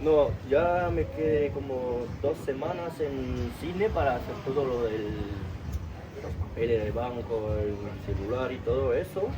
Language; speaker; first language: Spanish; non-native, fluent; French